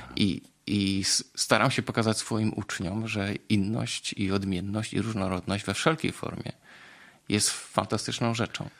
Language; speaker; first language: Polish; native; Polish